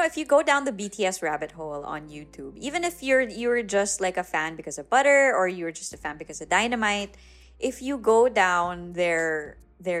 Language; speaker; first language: English; non-native, local second language; Filipino